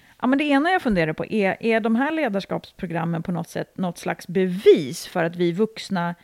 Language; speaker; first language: Swedish; native; Swedish